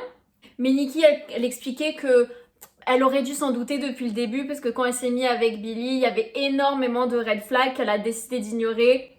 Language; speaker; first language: French; native; French